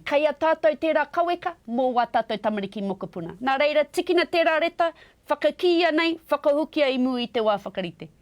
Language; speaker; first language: Māori; non-native, local second language; English